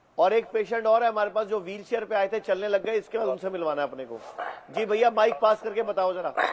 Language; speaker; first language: Hindi; native; Hindi